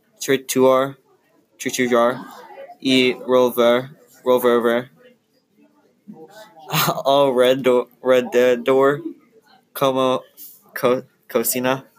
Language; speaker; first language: Spanish; non-native, learner; English